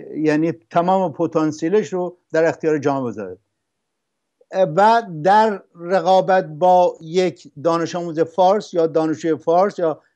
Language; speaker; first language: Persian; non-native, local second language; Arabic